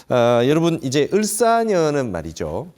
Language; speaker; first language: Korean; native; Korean